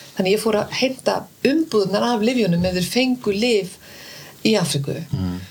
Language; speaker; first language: Icelandic; early bilingual, heritage; Icelandic